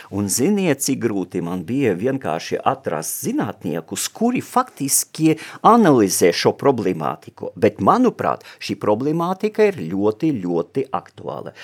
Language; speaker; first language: Latvian; non-native, local second language; Russian